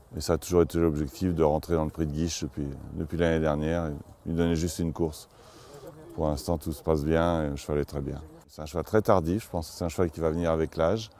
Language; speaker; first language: French; native; French